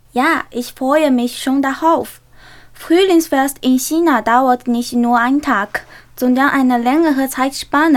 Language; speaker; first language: German; non-native, learner; Chinese